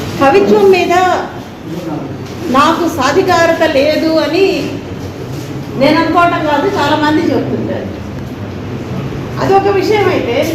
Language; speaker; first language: Telugu; native; Telugu